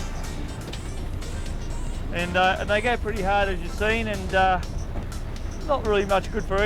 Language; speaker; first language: English; native; English